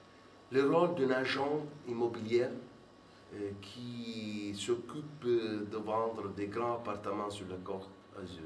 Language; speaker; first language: French; non-native, fluent; Italian